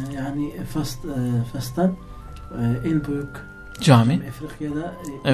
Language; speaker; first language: Turkish; non-native, learner; Arabic